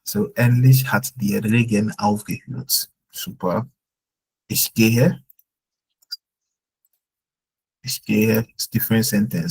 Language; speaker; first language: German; non-native, fluent; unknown